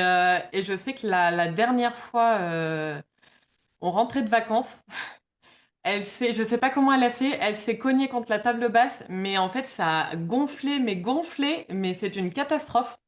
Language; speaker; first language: French; native; French